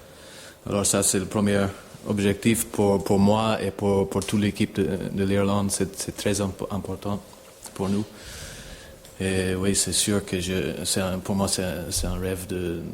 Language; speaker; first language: French; non-native, fluent; English